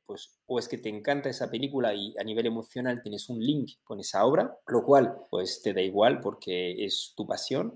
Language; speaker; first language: Spanish; native; Spanish